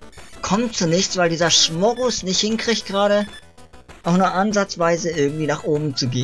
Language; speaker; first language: German; native; German